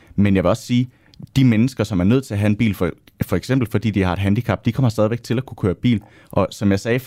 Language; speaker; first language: Danish; native; Danish